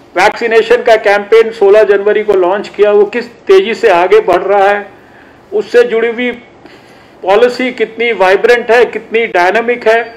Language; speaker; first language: Hindi; native; Hindi